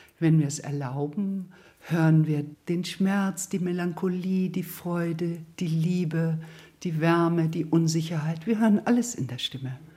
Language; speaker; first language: German; native; German